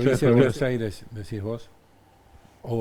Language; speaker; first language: Spanish; native; Spanish